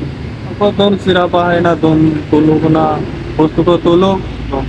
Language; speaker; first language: Filipino; non-native, learner; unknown